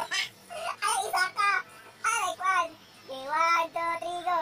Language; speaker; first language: Cebuano; native; Cebuano